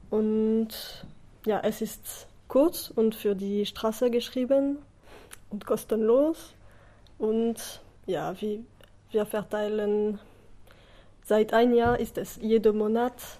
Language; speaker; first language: German; non-native, learner; French